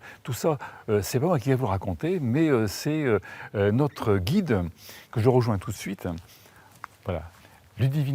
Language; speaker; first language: French; native; French